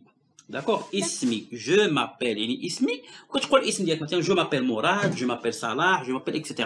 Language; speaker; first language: French; non-native, local second language; Arabic